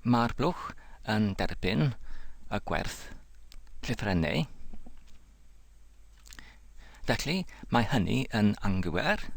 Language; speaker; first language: Welsh; non-native, fluent; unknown